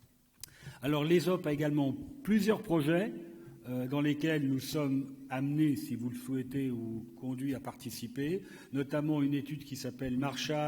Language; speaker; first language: French; native; French